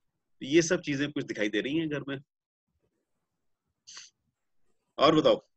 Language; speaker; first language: Hindi; native; Hindi